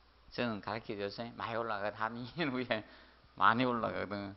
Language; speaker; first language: Korean; native; Korean